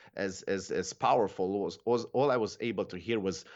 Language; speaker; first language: English; non-native, fluent; Romanian